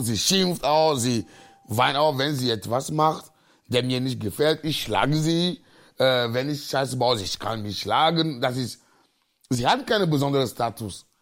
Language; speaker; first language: German; non-native, fluent; Ewe